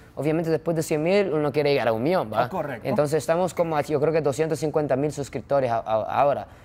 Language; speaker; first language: Spanish; non-native, fluent; Japanese